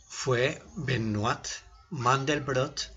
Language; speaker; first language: Spanish; native; Spanish